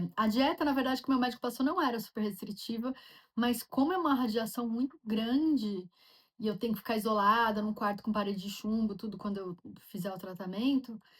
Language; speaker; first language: Portuguese; native; Portuguese